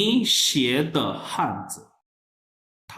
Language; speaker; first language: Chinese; non-native, fluent; Urdu